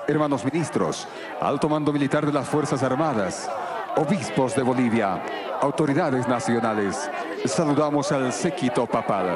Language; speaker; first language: Spanish; native; Spanish